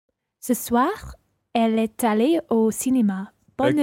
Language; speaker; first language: French; non-native, learner; English